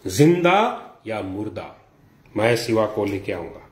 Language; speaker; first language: Hindi; non-native, local second language; Marathi